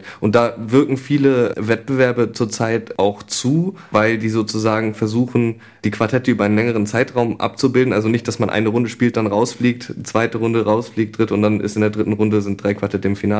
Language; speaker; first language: German; native; German